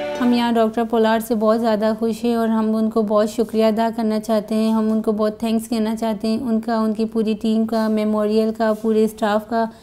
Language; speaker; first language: Hindi; native; Hindi